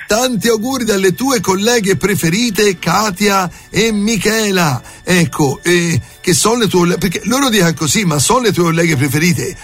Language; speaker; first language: Italian; native; Italian